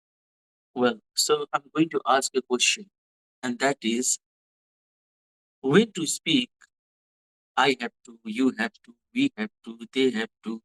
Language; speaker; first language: English; non-native, fluent; Hindi